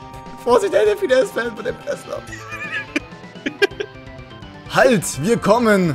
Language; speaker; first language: German; native; German